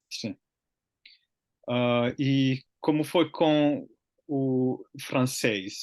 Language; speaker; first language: Portuguese; non-native, learner; Finnish